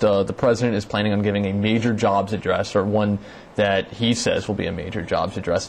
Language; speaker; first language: English; native; English